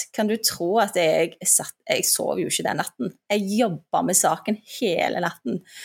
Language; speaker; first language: Norwegian; early bilingual, other home language; Turkish